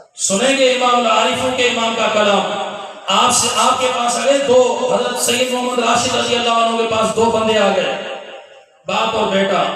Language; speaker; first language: Urdu; non-native, local second language; Sindhi